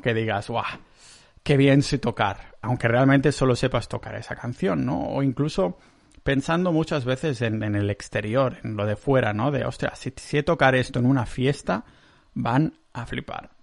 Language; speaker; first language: Spanish; non-native, local second language; Catalan